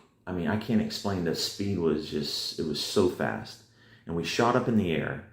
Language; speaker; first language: English; native; English